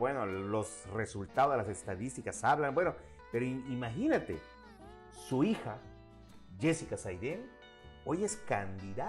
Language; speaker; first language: Spanish; native; Spanish